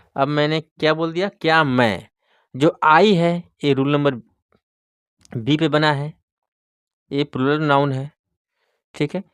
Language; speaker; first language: Hindi; native; Hindi